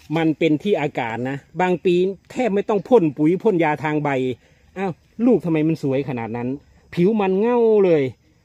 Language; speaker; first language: Thai; native; Thai